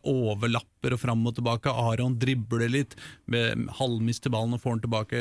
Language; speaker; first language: Norwegian; native; Norwegian